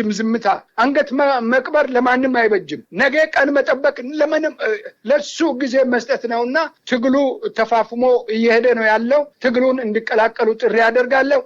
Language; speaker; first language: Amharic; non-native, local second language; Wolaytta